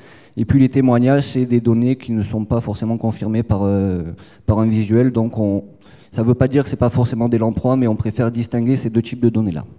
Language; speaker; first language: French; native; French